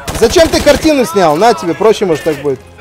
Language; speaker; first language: Russian; native; Russian